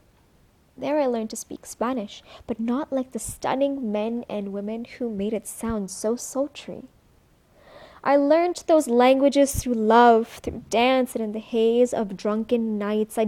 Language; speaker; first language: English; early bilingual, other home language; Marathi